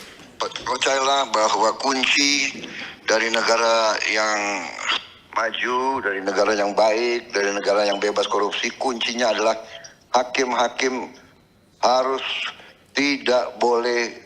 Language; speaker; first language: Indonesian; native; Indonesian